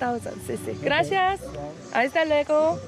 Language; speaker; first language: Spanish; non-native, learner; Korean